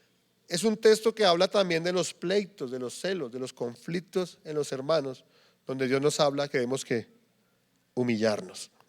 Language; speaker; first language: Spanish; native; Spanish